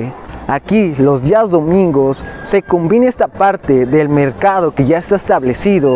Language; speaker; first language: Spanish; native; Spanish